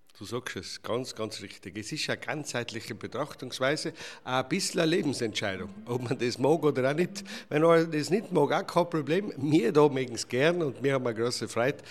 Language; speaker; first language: German; native; German